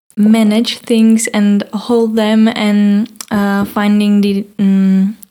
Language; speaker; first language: English; non-native, learner; Czech